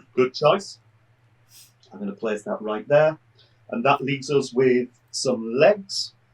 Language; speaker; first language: English; native; English